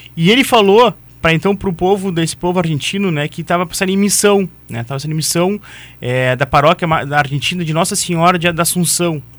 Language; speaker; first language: Portuguese; native; Portuguese